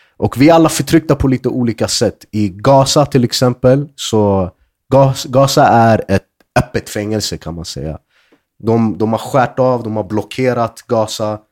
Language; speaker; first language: Swedish; early bilingual, other home language; Arabic